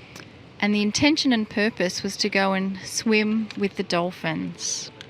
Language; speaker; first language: English; native; English